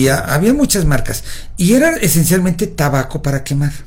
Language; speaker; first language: Spanish; native; Spanish